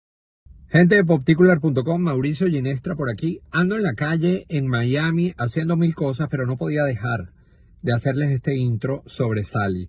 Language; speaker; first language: Spanish; native; Spanish